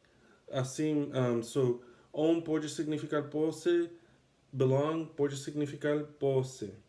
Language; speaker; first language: Portuguese; non-native, fluent; English